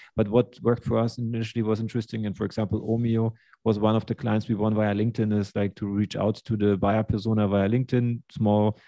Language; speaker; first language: English; early bilingual, other home language; Russian